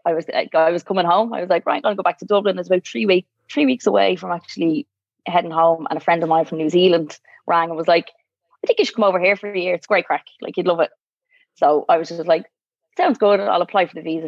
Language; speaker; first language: English; native; English